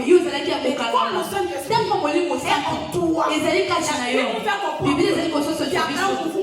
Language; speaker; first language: French; non-native, local second language; Lingala